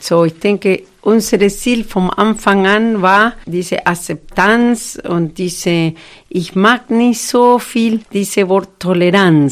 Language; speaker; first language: German; non-native, fluent; Spanish